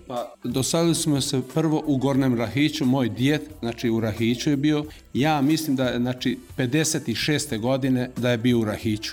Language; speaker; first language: Serbian; non-native, local second language; Macedonian